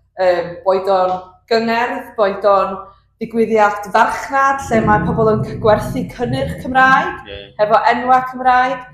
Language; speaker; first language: Welsh; native; Welsh